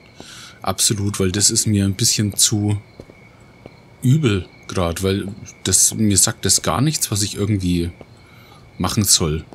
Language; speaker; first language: German; native; German